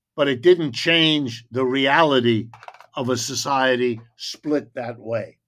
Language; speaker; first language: English; native; English